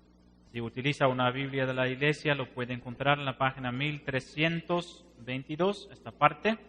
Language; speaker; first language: Spanish; non-native, fluent; Dutch